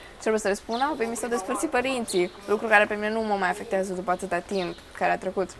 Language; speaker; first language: Romanian; early bilingual, other home language; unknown